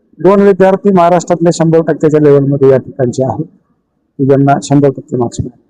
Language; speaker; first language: Marathi; native; Marathi